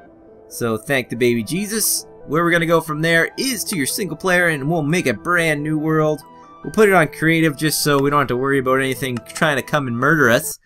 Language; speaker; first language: English; native; English